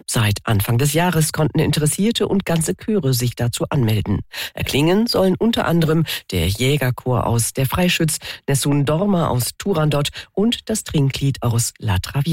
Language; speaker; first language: German; native; German